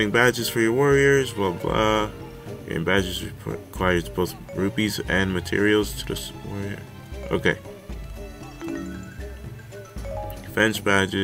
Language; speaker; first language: English; native; English